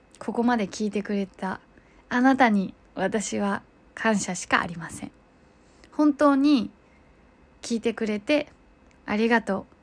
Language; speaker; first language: Japanese; early bilingual, other home language; Chinese